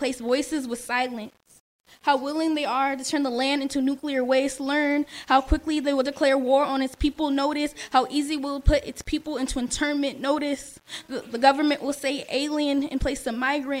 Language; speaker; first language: English; native; English